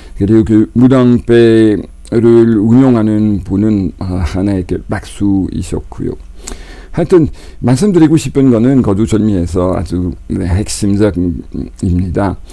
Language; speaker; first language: Korean; non-native, fluent; French